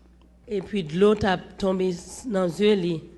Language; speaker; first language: French; non-native, local second language; Haitian Creole